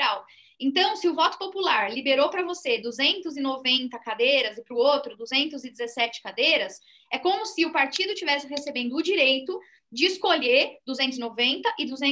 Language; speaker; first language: Portuguese; native; Portuguese